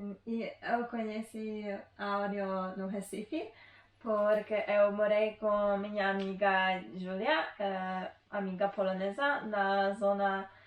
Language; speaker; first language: Portuguese; non-native, learner; Polish